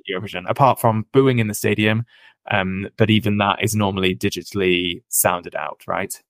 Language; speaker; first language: English; native; English